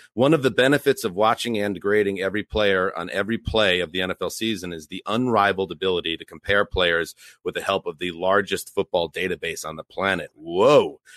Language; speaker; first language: English; native; English